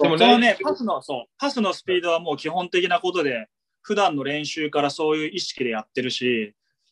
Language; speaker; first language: Japanese; native; Japanese